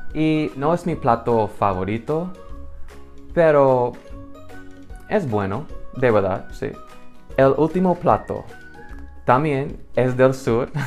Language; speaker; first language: Spanish; non-native, fluent; English